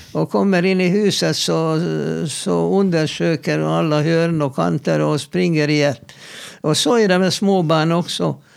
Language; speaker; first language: Swedish; non-native, fluent; Hungarian